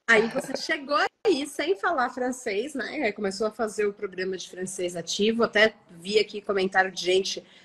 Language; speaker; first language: Portuguese; native; Portuguese